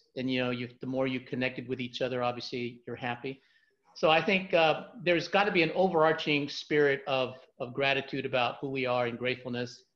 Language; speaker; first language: English; native; English